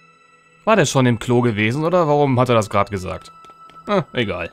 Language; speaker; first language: German; native; German